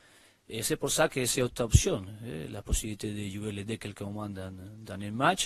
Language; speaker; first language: French; non-native, learner; Spanish